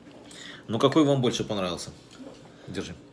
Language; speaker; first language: Russian; native; Russian